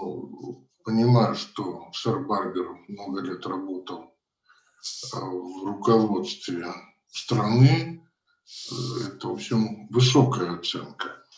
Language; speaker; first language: Russian; native; Russian